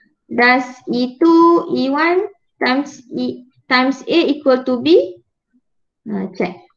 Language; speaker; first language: English; non-native, local second language; Malay